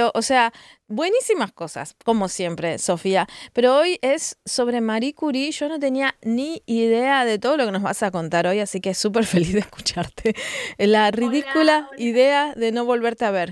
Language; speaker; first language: Spanish; native; Spanish